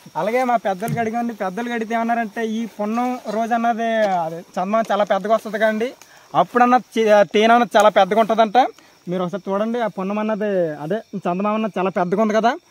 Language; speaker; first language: Telugu; non-native, local second language; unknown